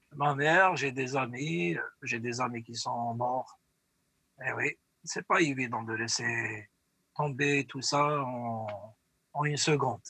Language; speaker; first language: French; non-native, local second language; Arabic